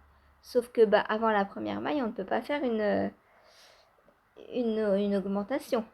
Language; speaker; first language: French; native; French